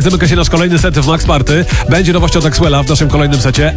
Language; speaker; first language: Polish; native; Polish